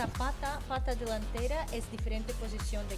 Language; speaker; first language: Spanish; non-native, learner; Portuguese